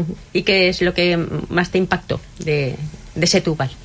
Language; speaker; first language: Spanish; native; Spanish